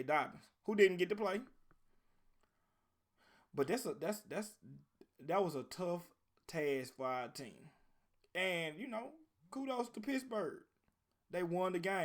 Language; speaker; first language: English; native; English